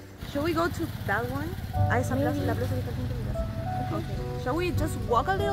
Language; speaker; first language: English; non-native, fluent; Spanish